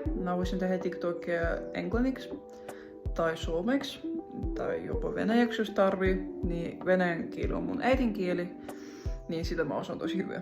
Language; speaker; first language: Finnish; non-native, fluent; Russian